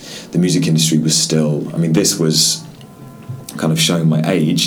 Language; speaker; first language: English; native; English